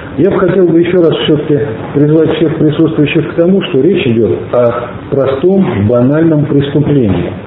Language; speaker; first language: Russian; native; Russian